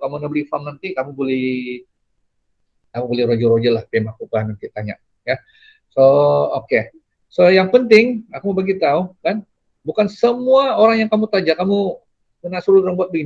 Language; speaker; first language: Indonesian; non-native, local second language; Malay